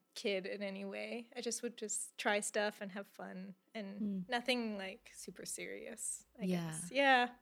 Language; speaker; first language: English; native; English